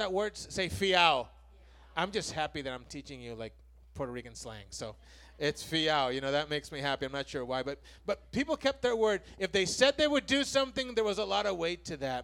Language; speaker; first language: English; non-native, fluent; Spanish